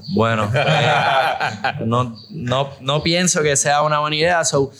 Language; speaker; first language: Spanish; native; Spanish